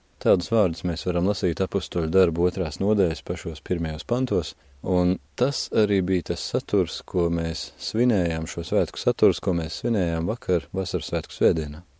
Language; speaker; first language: Latvian; native; Latvian